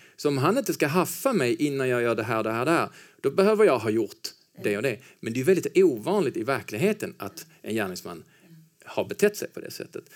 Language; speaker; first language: Swedish; native; Swedish